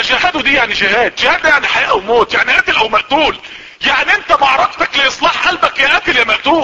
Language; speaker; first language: Arabic; native; Arabic